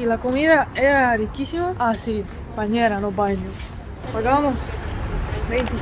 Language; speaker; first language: Spanish; non-native, fluent; Estonian